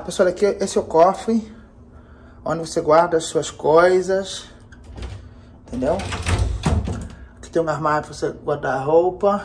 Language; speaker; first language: Portuguese; non-native, learner; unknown